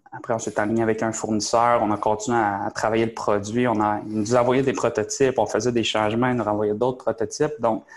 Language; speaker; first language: French; native; French